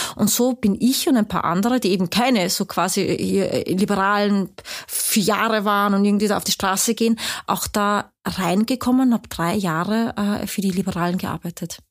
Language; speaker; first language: German; native; German